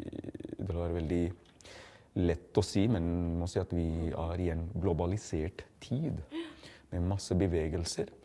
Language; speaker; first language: Norwegian; non-native, fluent; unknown